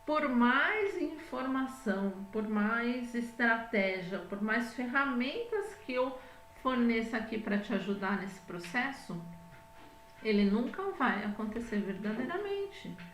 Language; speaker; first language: Portuguese; native; Portuguese